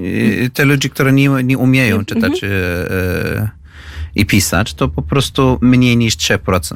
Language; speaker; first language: Polish; non-native, fluent; Arabic